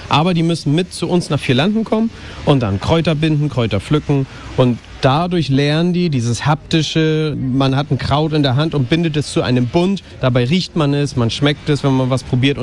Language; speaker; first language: German; native; German